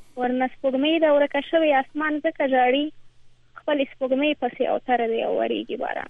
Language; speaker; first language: Pashto; non-native, local second language; Persian